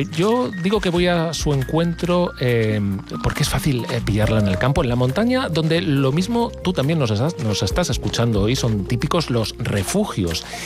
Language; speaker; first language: Spanish; native; Spanish